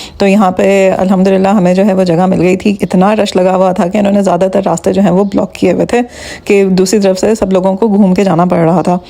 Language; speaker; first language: Urdu; native; Urdu